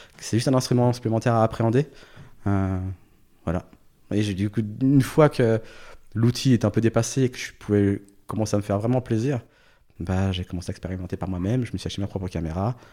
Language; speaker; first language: French; early bilingual, other home language; Portuguese